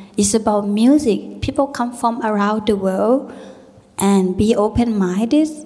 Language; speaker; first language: English; non-native, learner; Thai